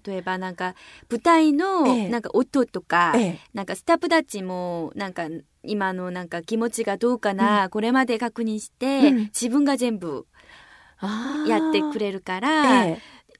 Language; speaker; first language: Japanese; non-native, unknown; Korean